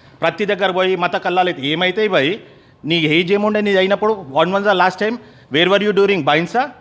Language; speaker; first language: Telugu; native; Telugu